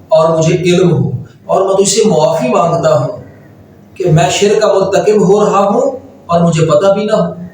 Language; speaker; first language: Urdu; native; Urdu